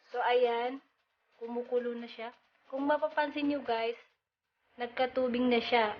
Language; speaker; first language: Filipino; non-native, local second language; Maranao